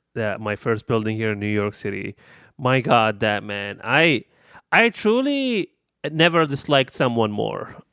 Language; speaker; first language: English; non-native, fluent; Arabic